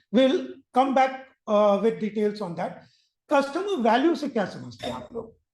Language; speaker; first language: Hindi; native; Hindi